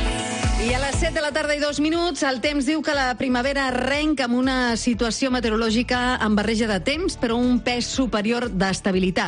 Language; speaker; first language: Catalan; native; Catalan